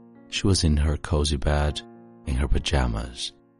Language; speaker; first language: English; non-native, fluent; Chinese